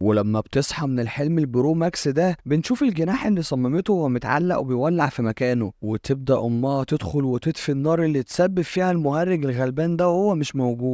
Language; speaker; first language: Arabic; native; Arabic